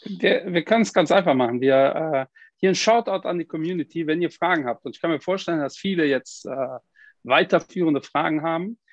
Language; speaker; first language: German; early bilingual, other home language; Portuguese